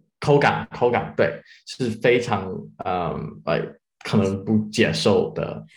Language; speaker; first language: Chinese; non-native, learner; English